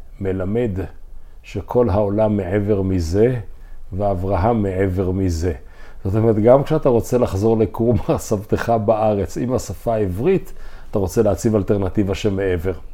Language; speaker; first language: Hebrew; native; Hebrew